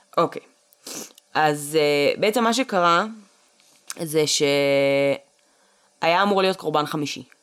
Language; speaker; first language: Hebrew; early bilingual, other home language; Russian